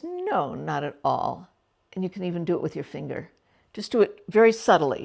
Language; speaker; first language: English; native; English